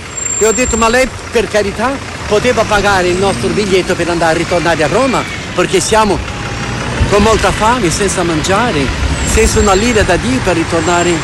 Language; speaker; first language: Italian; non-native, fluent; Portuguese